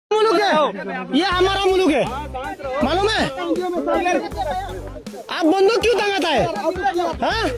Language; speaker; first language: Hindi; non-native, learner; Bangla